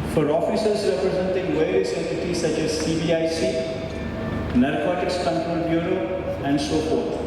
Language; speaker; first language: English; non-native, local second language; Telugu